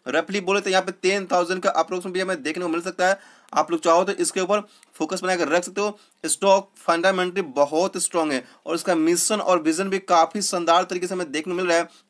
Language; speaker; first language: Hindi; native; Hindi